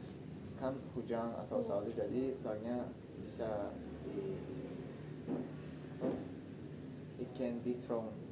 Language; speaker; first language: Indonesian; non-native, learner; Tajik